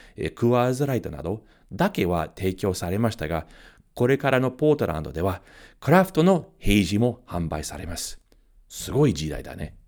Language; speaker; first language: Japanese; non-native, fluent; English